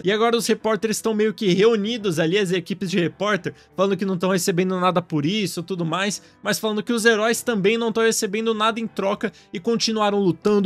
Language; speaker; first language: Portuguese; native; Portuguese